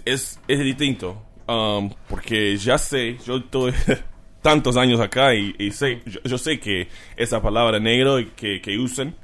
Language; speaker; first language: Spanish; non-native, learner; English